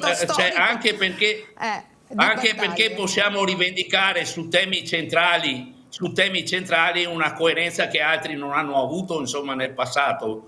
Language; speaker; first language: Italian; native; Italian